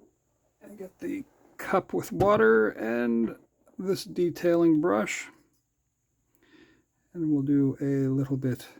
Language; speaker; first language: English; native; English